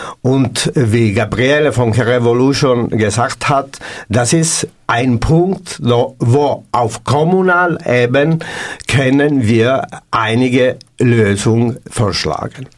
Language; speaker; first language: German; non-native, learner; Italian